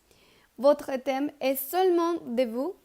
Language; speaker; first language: French; non-native, learner; Spanish